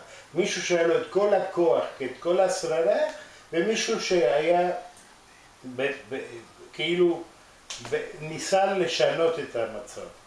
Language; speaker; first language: Hebrew; non-native, fluent; Spanish